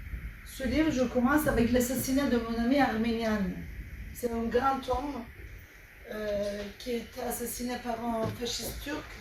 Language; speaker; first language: French; non-native, fluent; Turkish